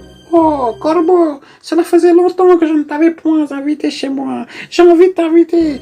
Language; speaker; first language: French; native; French